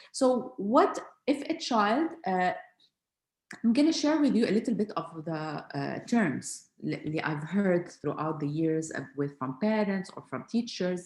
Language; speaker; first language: English; non-native, fluent; Arabic